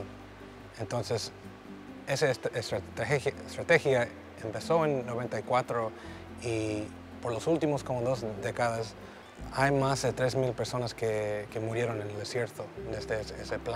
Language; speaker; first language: Spanish; early bilingual, heritage; English